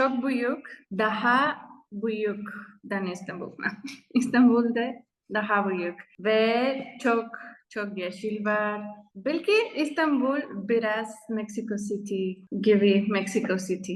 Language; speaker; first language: Turkish; non-native, learner; Spanish